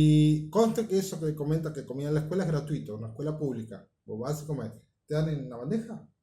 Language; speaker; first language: Spanish; native; Spanish